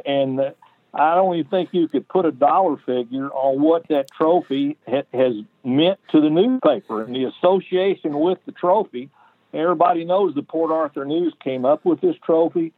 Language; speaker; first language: English; native; English